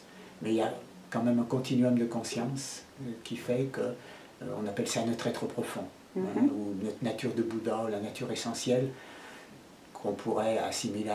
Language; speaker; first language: French; native; French